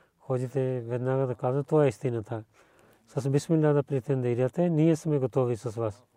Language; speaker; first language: Bulgarian; non-native, learner; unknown